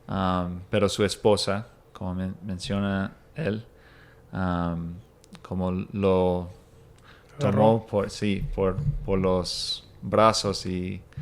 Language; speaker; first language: Spanish; non-native, fluent; English